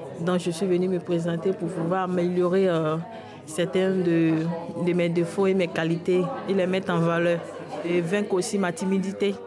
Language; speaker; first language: French; non-native, fluent; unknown